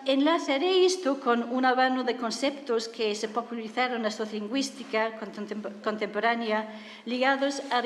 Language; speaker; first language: Spanish; non-native, fluent; English